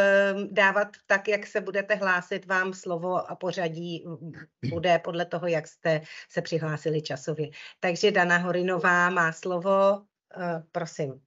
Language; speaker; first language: Czech; native; Czech